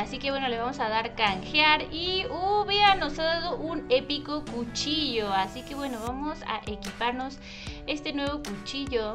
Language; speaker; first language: Spanish; native; Spanish